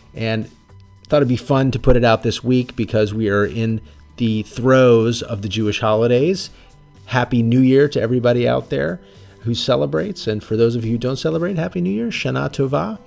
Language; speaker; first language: English; native; English